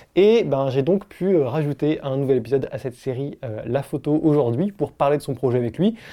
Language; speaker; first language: French; native; French